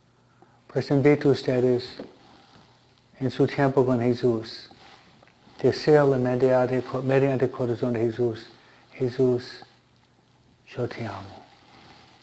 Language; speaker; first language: Spanish; non-native, fluent; Italian